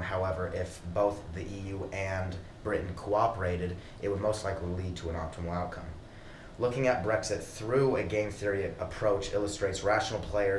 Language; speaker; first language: English; native; English